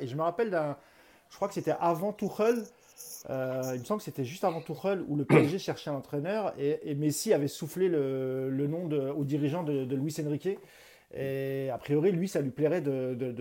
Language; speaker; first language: French; native; French